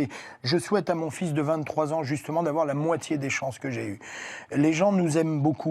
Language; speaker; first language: French; native; French